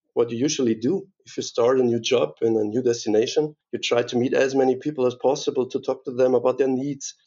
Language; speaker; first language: English; non-native, fluent; German